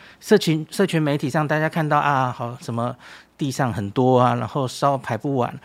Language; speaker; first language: Chinese; native; Chinese